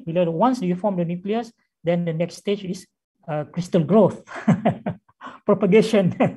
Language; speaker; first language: English; non-native, local second language; Malay